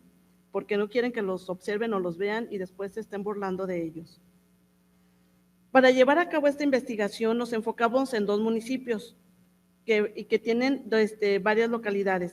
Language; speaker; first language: Spanish; native; Spanish